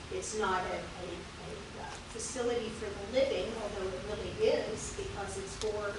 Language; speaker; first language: English; native; English